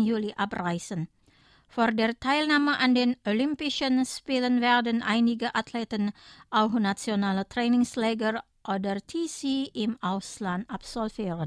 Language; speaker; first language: German; non-native, fluent; Indonesian